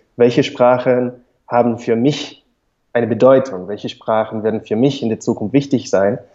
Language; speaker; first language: German; non-native, fluent; English